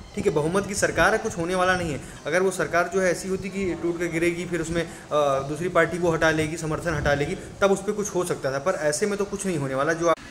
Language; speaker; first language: Hindi; native; Hindi